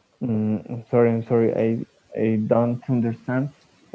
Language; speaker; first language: English; non-native, learner; Spanish